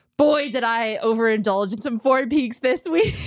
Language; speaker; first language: English; native; English